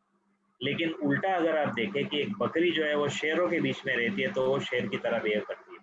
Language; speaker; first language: Hindi; native; Hindi